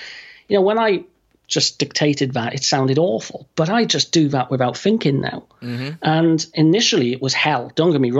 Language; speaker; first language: English; native; English